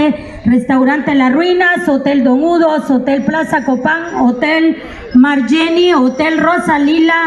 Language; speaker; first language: Spanish; native; Spanish